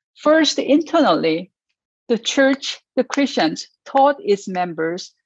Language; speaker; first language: English; non-native, fluent; Korean